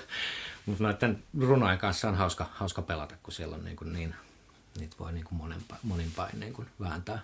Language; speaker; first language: Finnish; native; Finnish